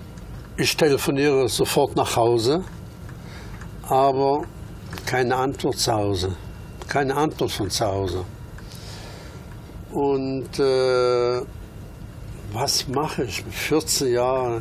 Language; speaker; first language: German; early bilingual, other home language; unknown